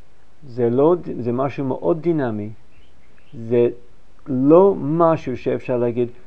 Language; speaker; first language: Hebrew; non-native, fluent; English